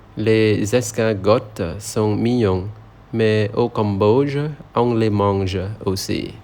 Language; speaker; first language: French; non-native, learner; Khmer